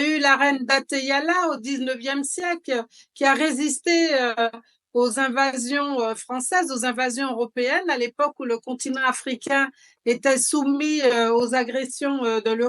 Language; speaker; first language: French; native; French